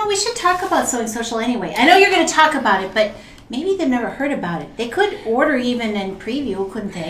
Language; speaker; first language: English; native; English